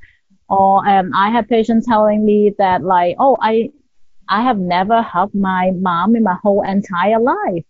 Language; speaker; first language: English; non-native, local second language; Cantonese